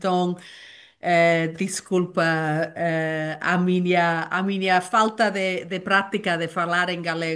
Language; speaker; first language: Portuguese; non-native, learner; Welsh